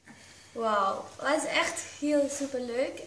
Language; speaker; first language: Dutch; non-native, learner; Spanish